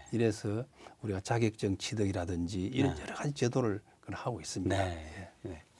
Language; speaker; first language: Korean; native; Korean